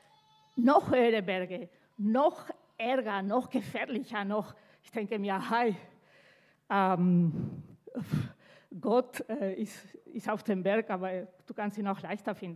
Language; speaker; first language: German; non-native, fluent; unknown